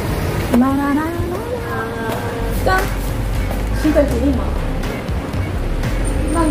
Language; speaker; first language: Chinese; non-native, learner; Korean